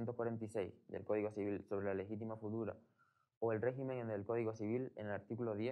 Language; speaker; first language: Spanish; native; Spanish